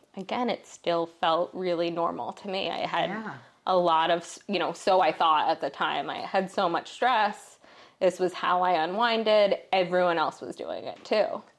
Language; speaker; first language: English; native; English